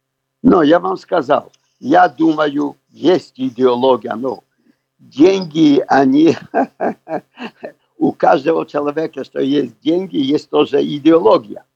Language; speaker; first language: Russian; non-native, learner; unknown